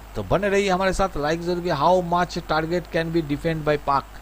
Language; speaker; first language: Hindi; non-native, local second language; Bangla